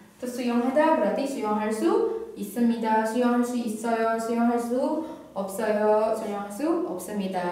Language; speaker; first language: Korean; non-native, fluent; Indonesian